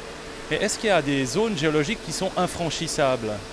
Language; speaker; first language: French; native; French